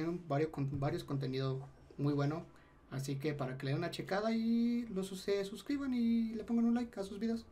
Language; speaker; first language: Spanish; native; Spanish